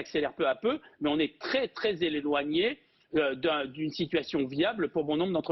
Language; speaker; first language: French; native; French